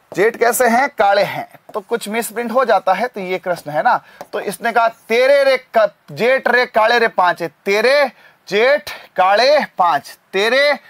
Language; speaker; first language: Hindi; native; Hindi